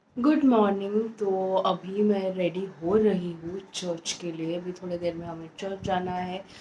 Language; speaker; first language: Hindi; native; Hindi